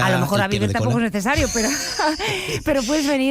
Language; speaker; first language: Spanish; native; Spanish